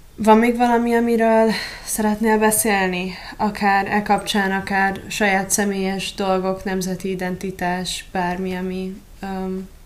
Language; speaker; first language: Hungarian; native; Hungarian